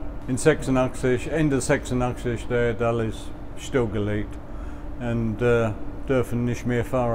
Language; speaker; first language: German; non-native, fluent; English